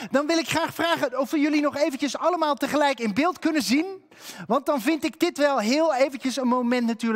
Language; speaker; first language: Dutch; native; Dutch